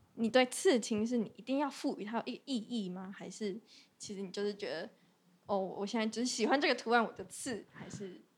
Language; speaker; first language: Chinese; non-native, local second language; Min Nan Chinese